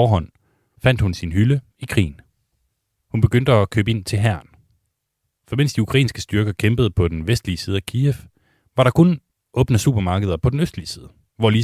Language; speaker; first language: Danish; native; Danish